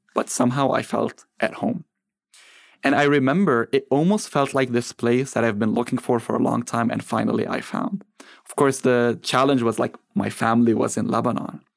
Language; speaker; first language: English; non-native, fluent; Arabic